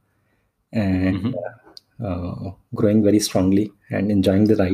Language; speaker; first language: English; non-native, local second language; Hindi